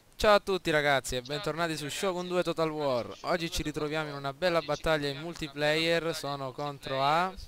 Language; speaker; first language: Italian; native; Italian